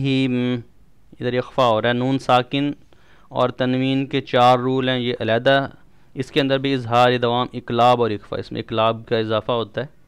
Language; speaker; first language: Urdu; non-native, local second language; Punjabi